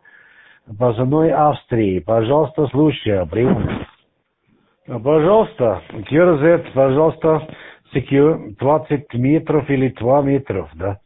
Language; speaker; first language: Russian; non-native, learner; German